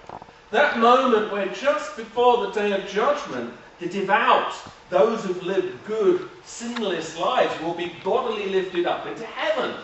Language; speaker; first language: English; native; English